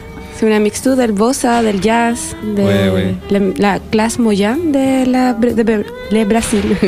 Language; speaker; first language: French; non-native, learner; Spanish